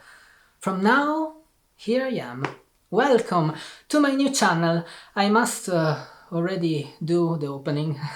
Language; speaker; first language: English; non-native, learner; Italian